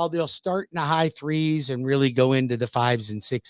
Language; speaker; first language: English; native; English